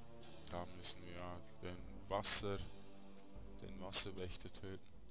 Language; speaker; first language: German; native; German